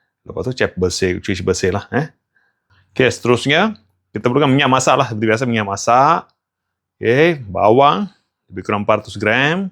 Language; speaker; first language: Malay; non-native, local second language; Tamil